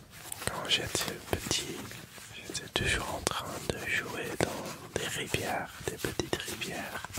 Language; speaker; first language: French; non-native, local second language; Dutch